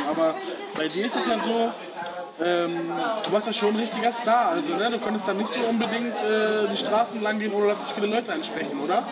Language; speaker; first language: German; native; German